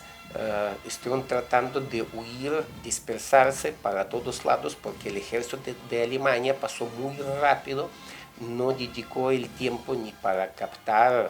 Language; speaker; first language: Spanish; non-native, fluent; Russian